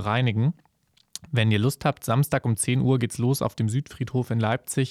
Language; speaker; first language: German; native; German